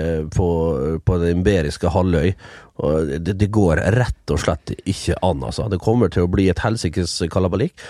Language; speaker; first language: Norwegian; early bilingual, other home language; Dutch